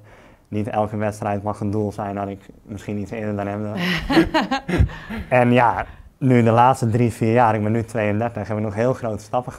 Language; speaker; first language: Dutch; native; Dutch